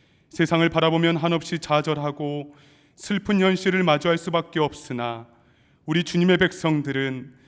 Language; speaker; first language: Korean; native; Korean